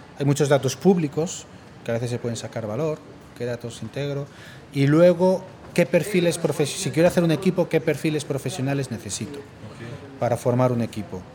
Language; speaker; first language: Spanish; native; Spanish